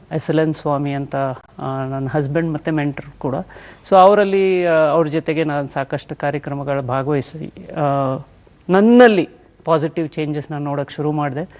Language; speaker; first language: Kannada; non-native, local second language; Gujarati